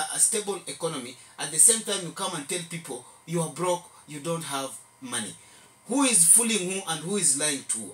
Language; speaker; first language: English; non-native, local second language; Swahili